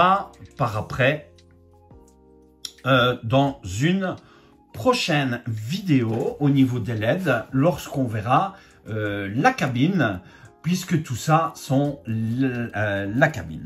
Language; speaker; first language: French; native; French